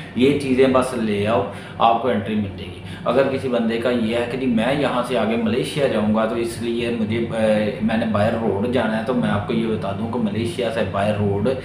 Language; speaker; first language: Urdu; non-native, local second language; Punjabi